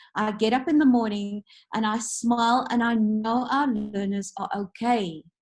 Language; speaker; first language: English; non-native, local second language; Afrikaans